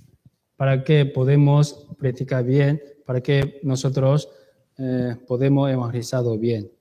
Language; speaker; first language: Spanish; non-native, learner; Chinese